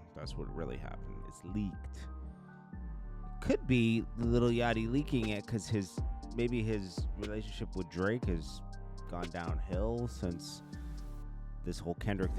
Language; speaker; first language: English; native; English